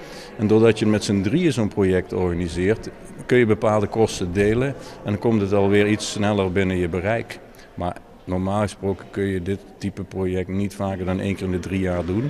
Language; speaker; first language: Dutch; native; Dutch